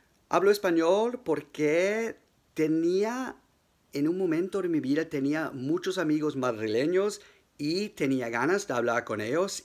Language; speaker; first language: Spanish; non-native, fluent; English